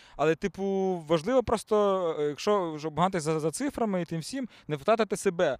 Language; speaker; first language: Ukrainian; native; Ukrainian